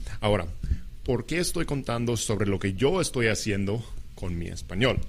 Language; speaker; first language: Spanish; non-native, fluent; English